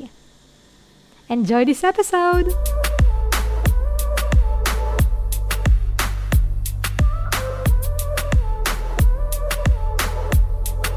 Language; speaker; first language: English; non-native, fluent; Hebrew